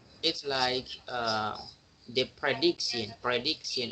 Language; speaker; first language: English; non-native, learner; Indonesian